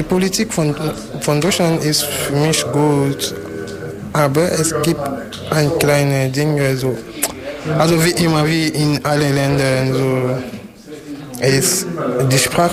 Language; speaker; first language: German; non-native, learner; French